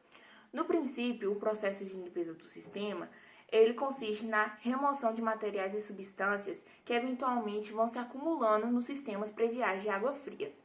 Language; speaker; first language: Portuguese; native; Portuguese